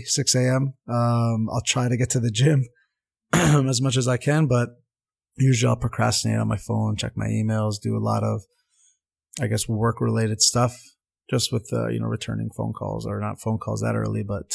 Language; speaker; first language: English; non-native, local second language; Armenian